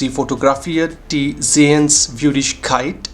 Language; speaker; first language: German; non-native, fluent; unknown